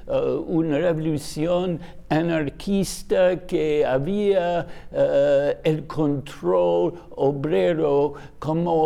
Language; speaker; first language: Spanish; non-native, fluent; English